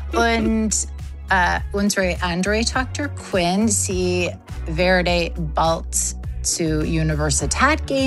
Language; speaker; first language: German; non-native, learner; English